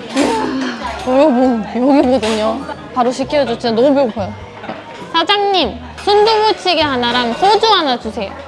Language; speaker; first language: Korean; non-native, fluent; German